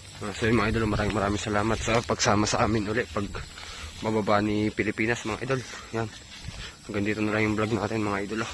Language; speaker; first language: Filipino; native; Filipino